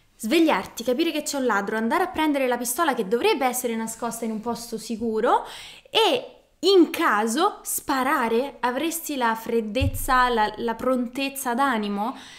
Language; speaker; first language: Italian; native; Italian